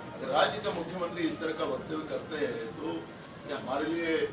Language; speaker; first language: Hindi; non-native, local second language; Marathi